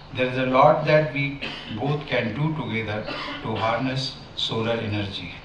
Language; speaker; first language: English; non-native, local second language; Hindi